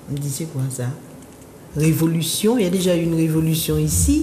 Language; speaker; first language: French; native; French